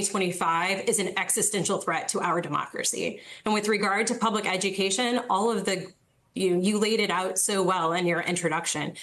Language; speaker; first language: English; native; English